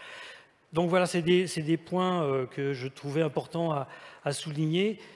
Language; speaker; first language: French; native; French